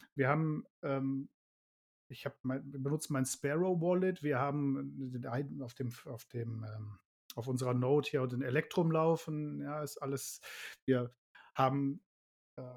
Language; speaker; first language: German; native; German